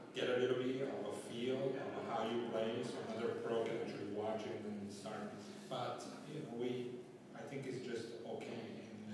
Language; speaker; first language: English; non-native, fluent; Italian